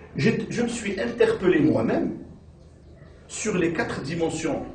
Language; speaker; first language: French; non-native, local second language; Arabic